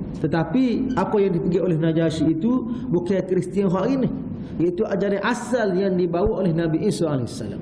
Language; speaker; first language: Malay; native; Malay